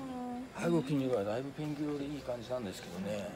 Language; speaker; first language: Japanese; native; Japanese